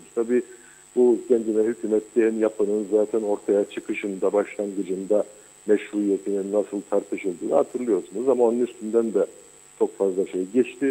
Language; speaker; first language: Turkish; native; Turkish